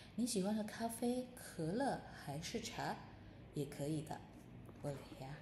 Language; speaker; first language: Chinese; non-native, fluent; Indonesian